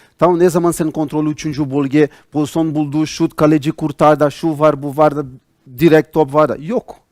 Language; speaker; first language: Turkish; non-native, learner; Portuguese